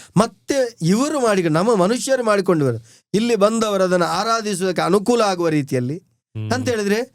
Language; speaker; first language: Kannada; non-native, local second language; Tulu